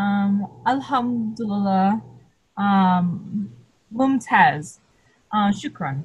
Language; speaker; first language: Arabic; non-native, learner; English